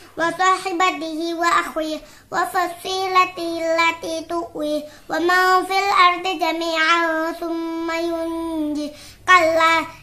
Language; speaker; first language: Arabic; non-native, learner; Indonesian